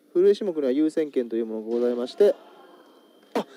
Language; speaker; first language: Japanese; native; Japanese